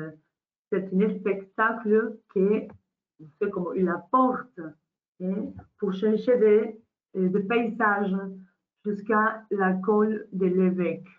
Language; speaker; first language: French; non-native, learner; Spanish